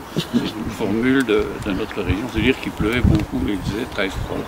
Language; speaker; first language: French; native; French